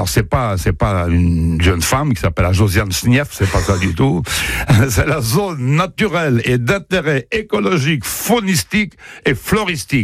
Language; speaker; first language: French; native; French